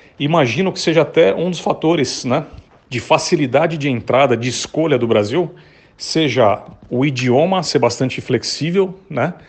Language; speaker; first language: Portuguese; native; Portuguese